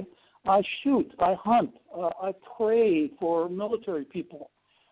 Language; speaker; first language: English; native; English